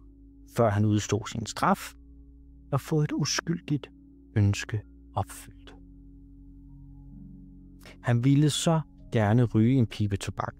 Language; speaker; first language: Danish; native; Danish